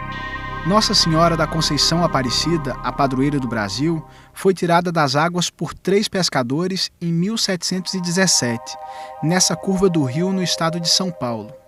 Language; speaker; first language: Portuguese; native; Portuguese